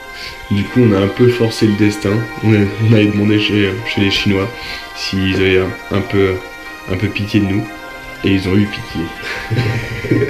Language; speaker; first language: French; native; French